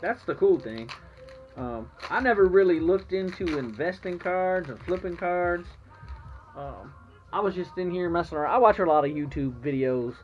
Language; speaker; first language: English; native; English